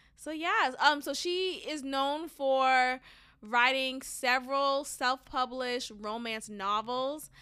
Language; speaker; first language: English; native; English